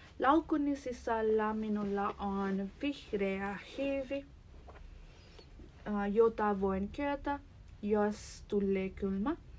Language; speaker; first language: Finnish; non-native, learner; Nepali